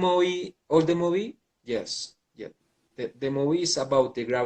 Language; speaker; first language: English; non-native, learner; Spanish